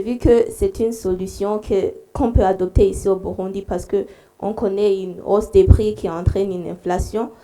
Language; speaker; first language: French; non-native, local second language; Rundi